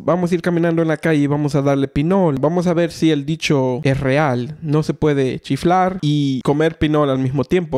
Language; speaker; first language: Spanish; early bilingual, heritage; Spanish